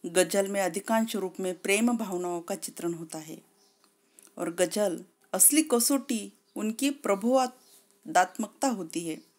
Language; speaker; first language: Hindi; non-native, local second language; Marathi